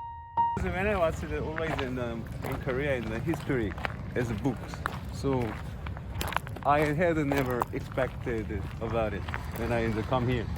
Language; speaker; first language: English; non-native, learner; Korean